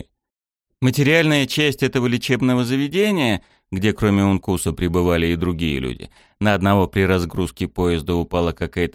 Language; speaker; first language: Russian; native; Russian